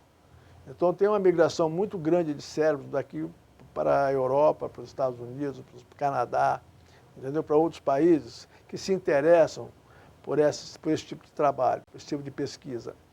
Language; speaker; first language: Portuguese; native; Portuguese